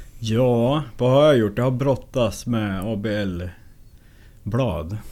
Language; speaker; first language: Swedish; native; Swedish